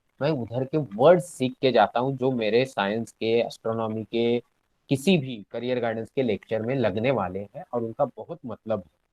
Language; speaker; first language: Hindi; non-native, local second language; Marathi